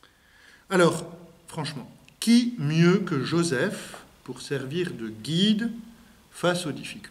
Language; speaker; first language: French; native; French